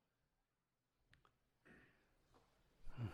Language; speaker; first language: English; native; English